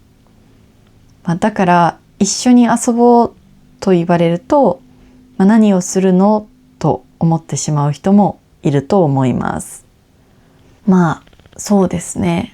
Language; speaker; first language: Japanese; native; Japanese